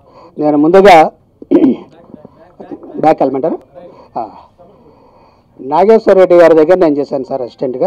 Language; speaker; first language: Telugu; native; Telugu